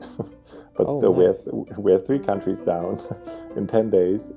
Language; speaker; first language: English; non-native, fluent; German